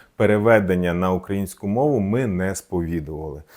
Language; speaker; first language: Ukrainian; non-native, local second language; Russian